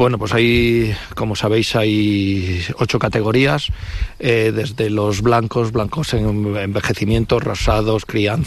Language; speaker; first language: Spanish; native; Spanish